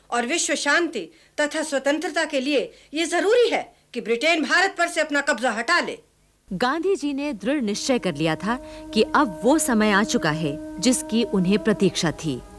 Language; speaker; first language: Hindi; native; Hindi